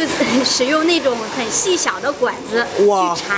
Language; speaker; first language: Chinese; native; Chinese